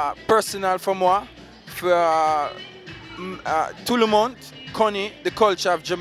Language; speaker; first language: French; non-native, learner; English